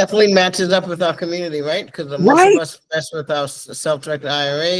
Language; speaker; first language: English; native; English